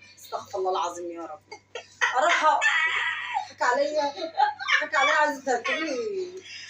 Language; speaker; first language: Arabic; native; Arabic